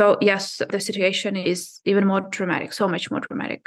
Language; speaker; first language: English; non-native, fluent; Ukrainian